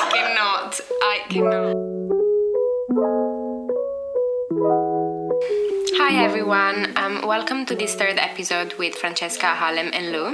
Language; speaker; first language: English; non-native, fluent; Italian